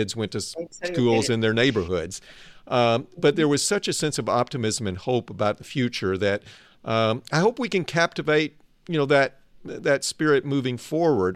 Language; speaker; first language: English; native; English